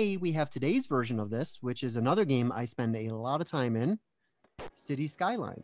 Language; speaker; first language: English; native; English